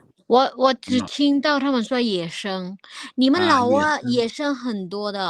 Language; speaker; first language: Chinese; non-native, learner; Lao